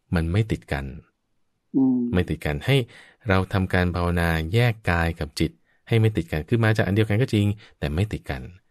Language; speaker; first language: Thai; native; Thai